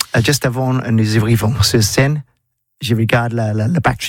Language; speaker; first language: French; non-native, learner; English